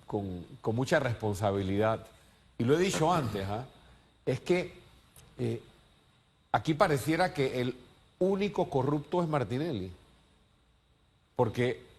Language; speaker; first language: Spanish; native; Spanish